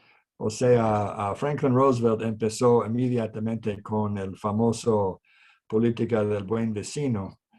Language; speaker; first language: Spanish; non-native, fluent; English